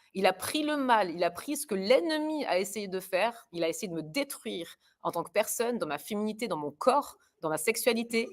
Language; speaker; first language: French; early bilingual, other home language; German